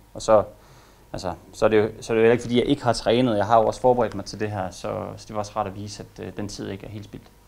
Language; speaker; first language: Danish; native; Danish